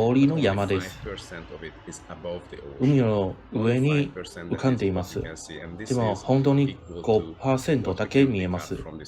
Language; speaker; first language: Japanese; non-native, learner; English